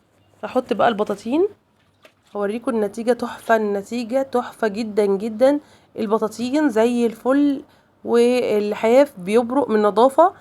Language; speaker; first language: Arabic; native; Arabic